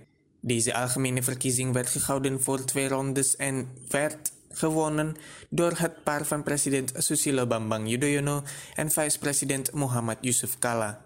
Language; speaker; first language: Dutch; non-native, fluent; Indonesian